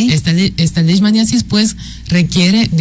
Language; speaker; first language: Spanish; native; Spanish